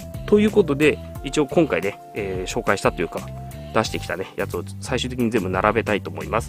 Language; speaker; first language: Japanese; native; Japanese